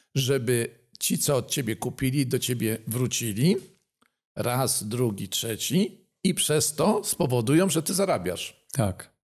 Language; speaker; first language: Polish; native; Polish